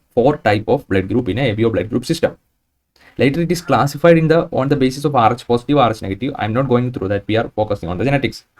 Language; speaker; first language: English; non-native, local second language; Malayalam